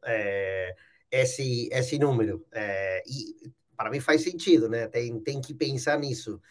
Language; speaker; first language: Portuguese; non-native, fluent; Spanish